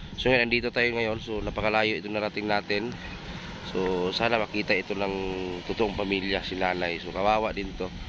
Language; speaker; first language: Filipino; non-native, local second language; Cebuano